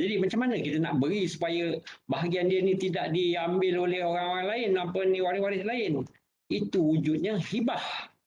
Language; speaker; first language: Malay; native; Malay